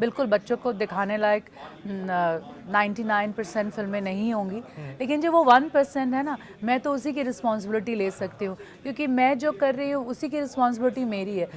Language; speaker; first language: Hindi; non-native, local second language; Bhojpuri